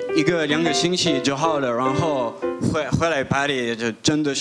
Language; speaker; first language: Chinese; non-native, fluent; French